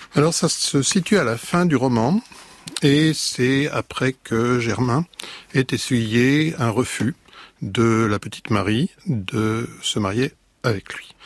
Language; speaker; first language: French; native; French